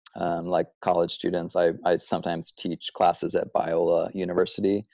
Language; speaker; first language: English; native; English